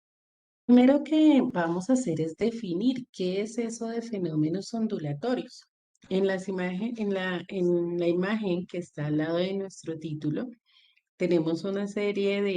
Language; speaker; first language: Spanish; native; Spanish